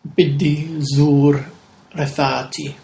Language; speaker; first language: Arabic; non-native, learner; English